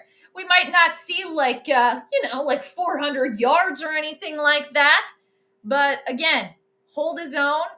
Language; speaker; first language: English; native; English